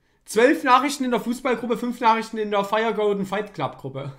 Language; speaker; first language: German; native; German